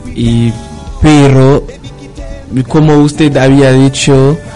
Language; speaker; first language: Spanish; non-native, learner; Haitian Creole